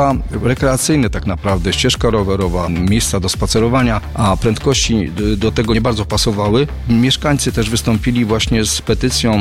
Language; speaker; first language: Polish; native; Polish